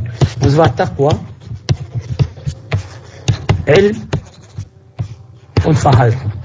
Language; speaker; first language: German; non-native, fluent; Arabic